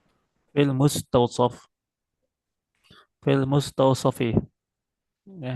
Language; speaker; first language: Arabic; non-native, fluent; Indonesian